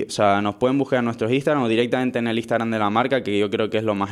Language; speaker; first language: Spanish; native; Spanish